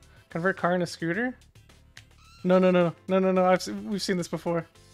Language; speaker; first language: English; native; English